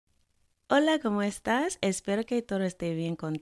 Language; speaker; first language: Spanish; non-native, fluent; English